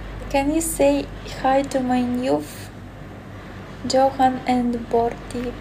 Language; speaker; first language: English; non-native, learner; Russian